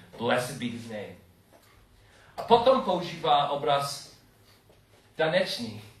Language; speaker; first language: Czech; non-native, fluent; English